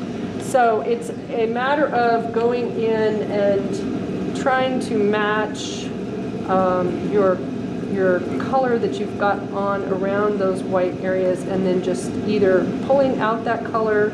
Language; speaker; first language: English; native; English